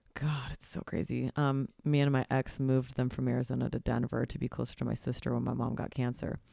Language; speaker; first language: English; early bilingual, other home language; Polish